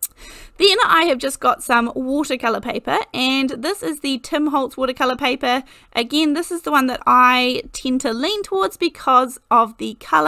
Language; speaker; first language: English; native; English